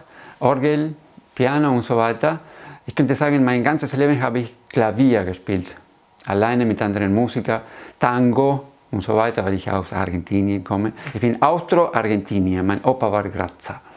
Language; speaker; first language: German; non-native, fluent; Spanish